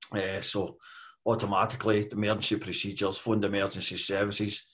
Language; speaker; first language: English; native; English